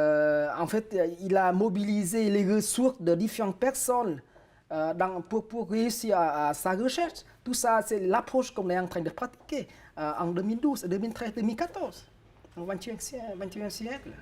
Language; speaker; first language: French; non-native, fluent; Vietnamese